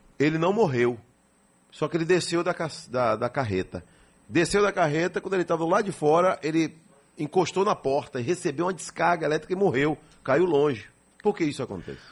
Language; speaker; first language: Portuguese; native; Portuguese